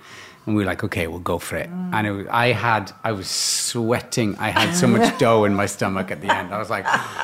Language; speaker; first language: English; native; English